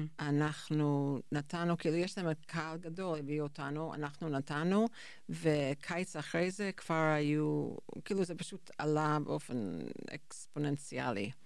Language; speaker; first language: Hebrew; non-native, fluent; English